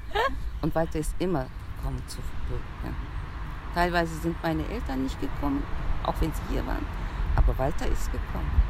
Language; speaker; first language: German; early bilingual, other home language; Turkish